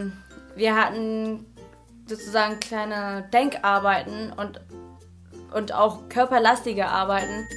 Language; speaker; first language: German; non-native, fluent; Indonesian